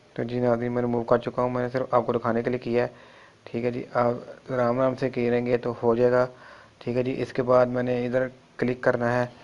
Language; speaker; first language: Urdu; non-native, local second language; Punjabi